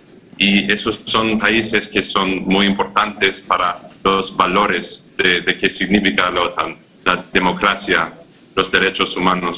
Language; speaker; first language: Spanish; non-native, fluent; English